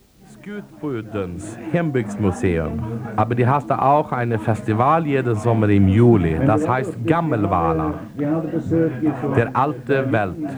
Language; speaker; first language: German; non-native, learner; Swedish